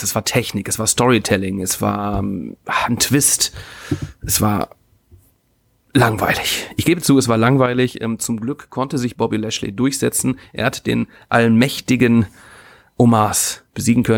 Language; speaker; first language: German; native; German